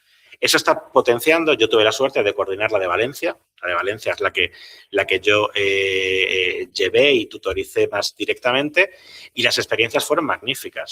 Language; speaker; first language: Spanish; native; Spanish